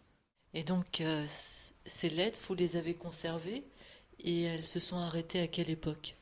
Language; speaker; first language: French; native; French